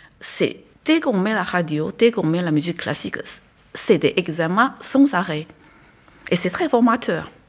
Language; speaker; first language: French; non-native, fluent; Chinese